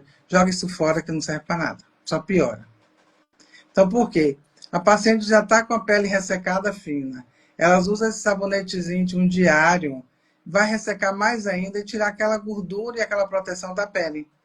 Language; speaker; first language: Portuguese; native; Portuguese